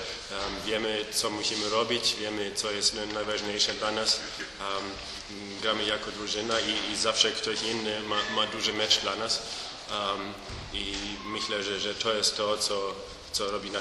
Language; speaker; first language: Polish; non-native, fluent; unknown